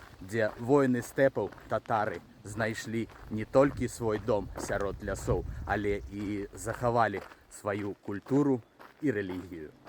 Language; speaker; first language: Belarusian; native; Belarusian